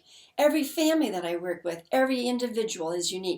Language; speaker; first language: English; native; English